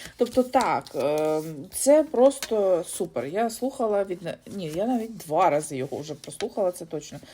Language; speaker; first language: Ukrainian; non-native, local second language; Russian